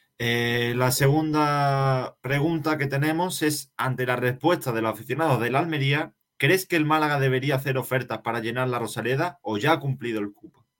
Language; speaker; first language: Spanish; native; Spanish